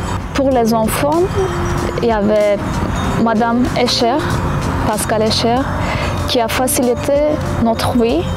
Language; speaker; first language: French; non-native, fluent; Kurdish